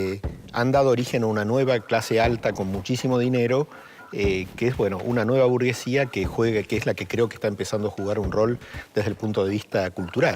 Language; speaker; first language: Spanish; native; Spanish